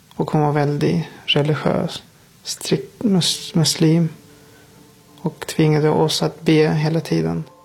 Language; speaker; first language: Swedish; non-native, fluent; Persian